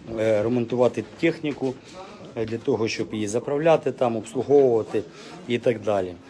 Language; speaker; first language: Ukrainian; native; Ukrainian